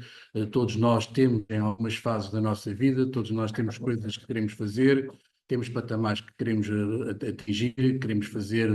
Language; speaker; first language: Portuguese; native; Portuguese